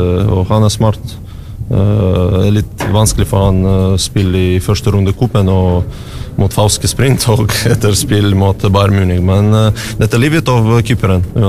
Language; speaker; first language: Norwegian; non-native, learner; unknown